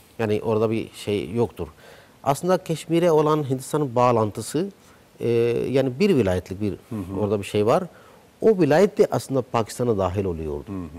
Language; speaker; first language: Turkish; non-native, fluent; Urdu